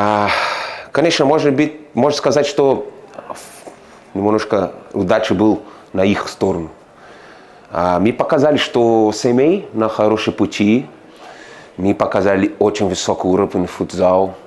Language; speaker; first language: Russian; non-native, fluent; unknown